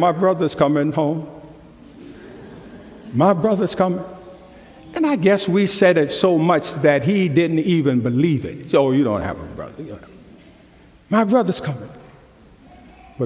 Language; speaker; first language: English; native; English